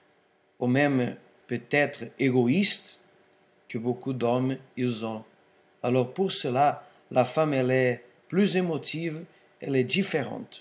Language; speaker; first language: French; non-native, fluent; Portuguese